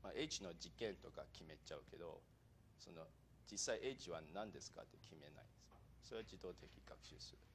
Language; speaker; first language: Japanese; non-native, fluent; English